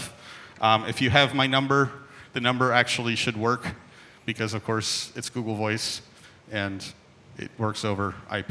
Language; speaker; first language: English; native; English